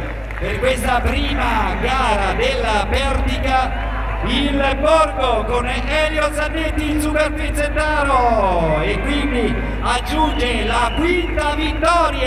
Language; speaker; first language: Italian; native; Italian